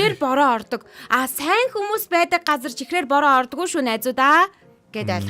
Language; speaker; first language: Mongolian; native; Mongolian